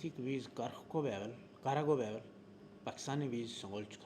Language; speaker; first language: Mongolian; non-native, learner; Urdu